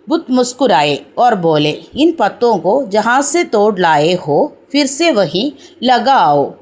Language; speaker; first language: Hindi; non-native, local second language; Malayalam